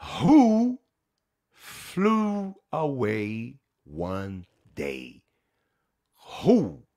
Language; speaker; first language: English; non-native, fluent; Portuguese